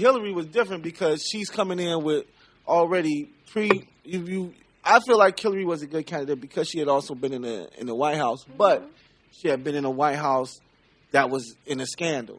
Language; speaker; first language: English; native; English